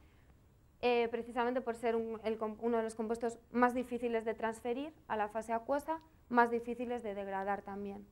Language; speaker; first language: Spanish; native; Spanish